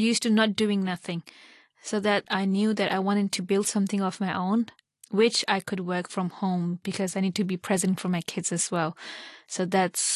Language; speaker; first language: English; non-native, local second language; Urdu